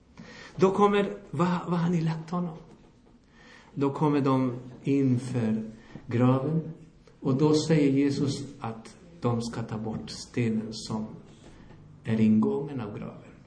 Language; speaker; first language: Swedish; non-native, fluent; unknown